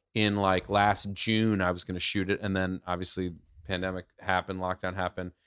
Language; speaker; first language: English; native; English